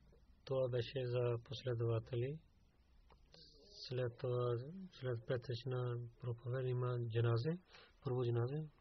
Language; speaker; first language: Bulgarian; non-native, learner; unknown